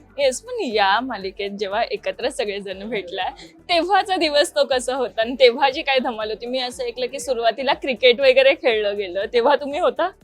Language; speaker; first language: Marathi; native; Marathi